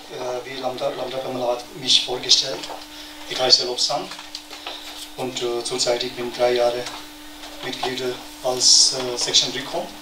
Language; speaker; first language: German; non-native, learner; Tibetan